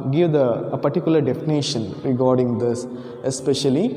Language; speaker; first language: English; non-native, local second language; Kannada